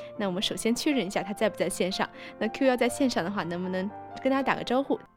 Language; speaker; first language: Chinese; native; Chinese